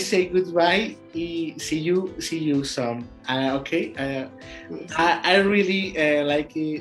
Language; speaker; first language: English; non-native, learner; Spanish